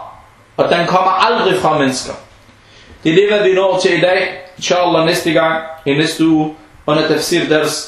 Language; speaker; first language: Danish; non-native, fluent; Arabic